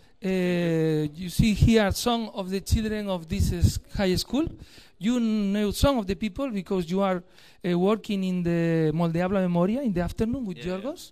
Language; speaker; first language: English; non-native, learner; Spanish